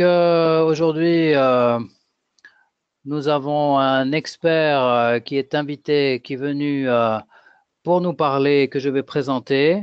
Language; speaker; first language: French; native; French